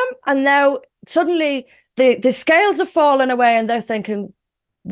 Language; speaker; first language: English; native; English